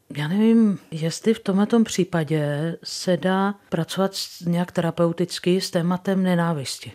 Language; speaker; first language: Czech; native; Czech